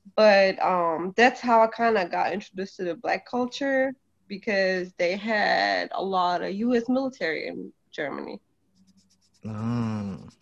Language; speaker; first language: English; early bilingual, other home language; Polish